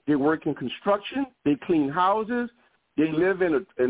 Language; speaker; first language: English; native; English